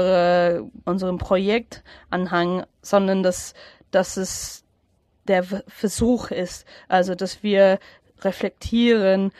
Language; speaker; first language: German; non-native, fluent; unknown